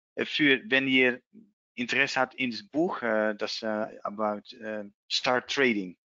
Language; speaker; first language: German; non-native, learner; Dutch